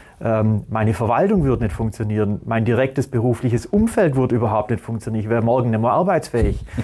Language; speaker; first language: German; native; German